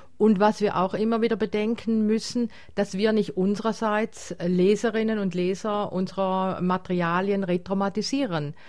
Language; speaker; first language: German; native; German